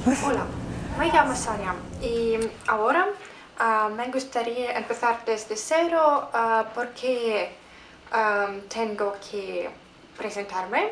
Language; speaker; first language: Spanish; non-native, learner; Russian